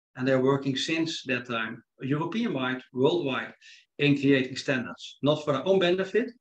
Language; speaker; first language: English; non-native, fluent; Dutch